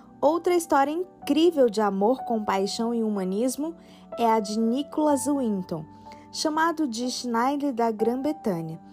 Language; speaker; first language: Portuguese; native; Portuguese